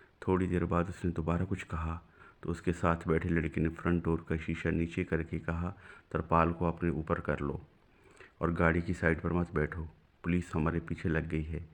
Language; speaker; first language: Urdu; non-native, local second language; Punjabi